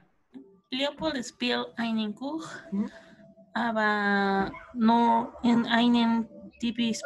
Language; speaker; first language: German; non-native, learner; Spanish